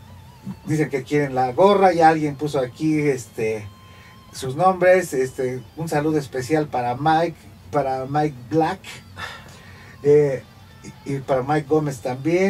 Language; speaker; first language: Spanish; native; Spanish